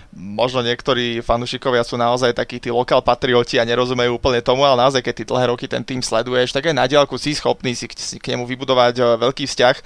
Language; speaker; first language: Slovak; native; Slovak